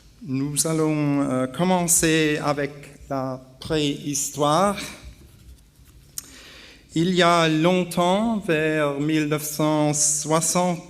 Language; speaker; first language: French; non-native, learner; English